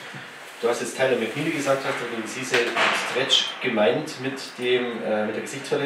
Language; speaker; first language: German; native; German